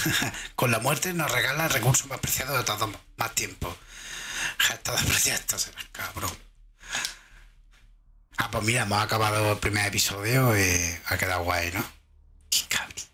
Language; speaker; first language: Spanish; native; Spanish